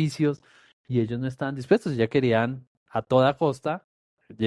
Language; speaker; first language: Spanish; native; Spanish